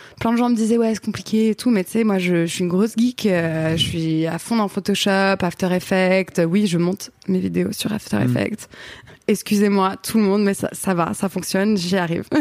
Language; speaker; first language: French; native; French